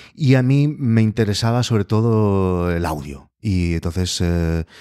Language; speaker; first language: Spanish; native; Spanish